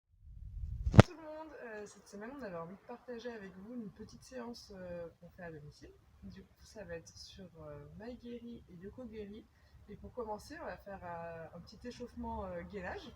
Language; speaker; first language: French; native; French